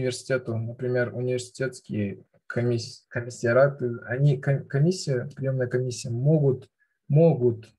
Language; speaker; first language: Russian; non-native, local second language; Kazakh